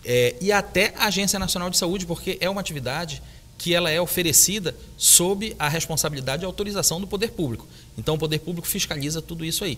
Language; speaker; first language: Portuguese; native; Portuguese